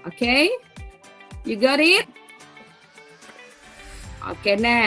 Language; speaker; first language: English; non-native, learner; Indonesian